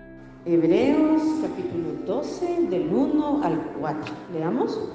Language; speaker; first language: Spanish; native; Spanish